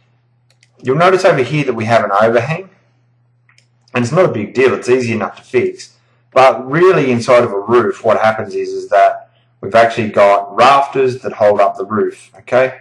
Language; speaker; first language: English; native; English